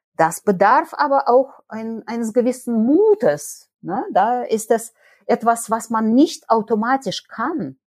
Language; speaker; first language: German; non-native, fluent; Russian